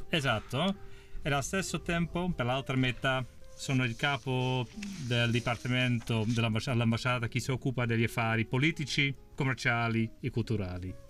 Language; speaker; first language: Italian; non-native, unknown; Dutch